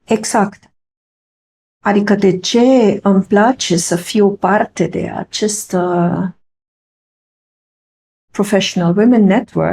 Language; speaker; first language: Romanian; non-native, fluent; German